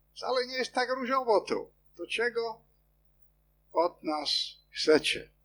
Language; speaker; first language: Polish; non-native, fluent; English